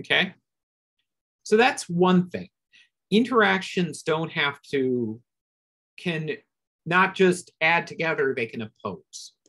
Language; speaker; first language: English; native; English